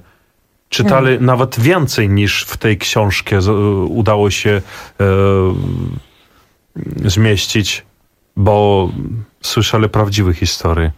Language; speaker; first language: Polish; non-native, fluent; Belarusian